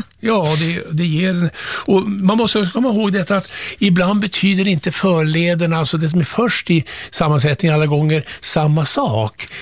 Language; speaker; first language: Swedish; native; Swedish